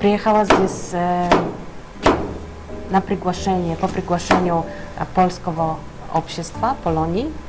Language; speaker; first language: Russian; non-native, fluent; Polish